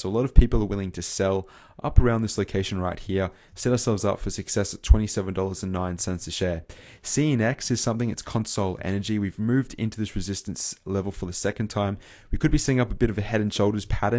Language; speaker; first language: English; native; English